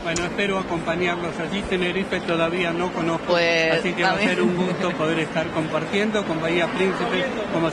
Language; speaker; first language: Spanish; native; Spanish